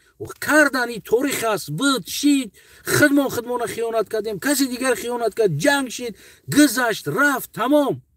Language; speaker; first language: Tajik; non-native, local second language; Uzbek